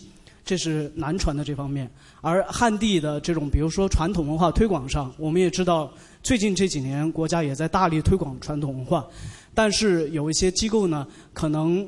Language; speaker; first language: Chinese; native; Chinese